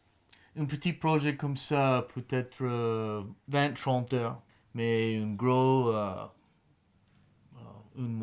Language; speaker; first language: French; non-native, learner; English